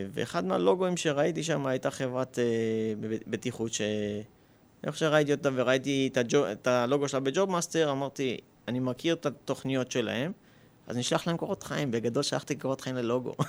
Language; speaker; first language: Hebrew; early bilingual, other home language; Russian